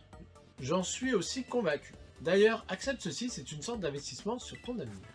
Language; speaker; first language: French; native; French